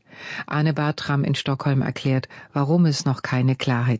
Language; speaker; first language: German; native; German